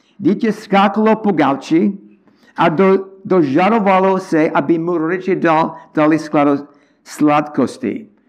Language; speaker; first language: Czech; non-native, learner; English